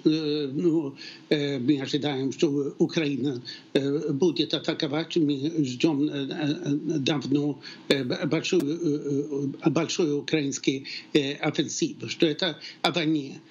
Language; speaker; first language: Russian; non-native, fluent; Swedish